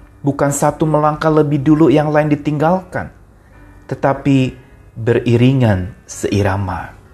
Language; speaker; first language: Indonesian; native; Indonesian